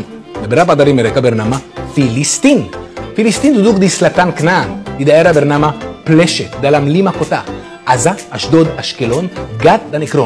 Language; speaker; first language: Indonesian; non-native, fluent; Hebrew